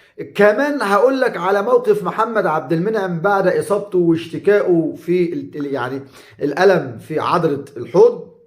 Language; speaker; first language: Arabic; native; Arabic